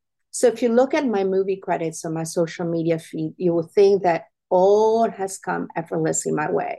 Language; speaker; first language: English; non-native, fluent; Italian